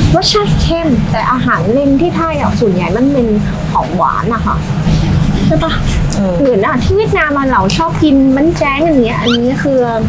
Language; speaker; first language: Thai; non-native, fluent; Vietnamese